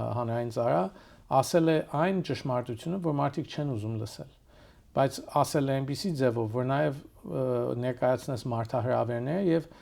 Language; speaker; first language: Armenian; early bilingual, heritage; Armenian